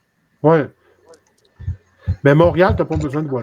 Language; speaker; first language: French; native; French